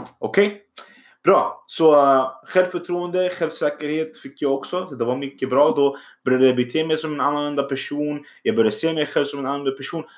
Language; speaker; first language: Swedish; early bilingual, other home language; Arabic